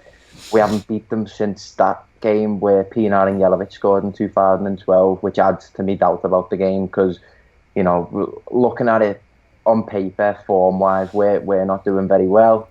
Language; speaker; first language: English; native; English